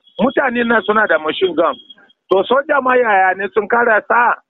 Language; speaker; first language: Hausa; non-native, local second language; Kanuri